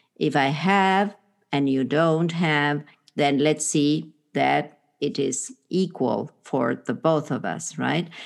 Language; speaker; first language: English; non-native, fluent; Spanish